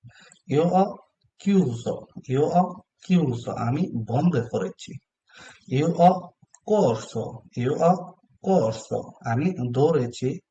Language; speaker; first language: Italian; non-native, learner; Bangla